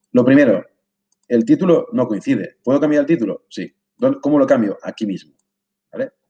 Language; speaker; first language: Spanish; non-native, local second language; Catalan